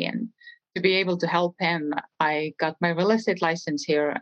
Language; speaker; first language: English; non-native, fluent; Estonian